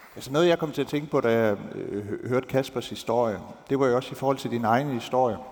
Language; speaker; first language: Danish; native; Danish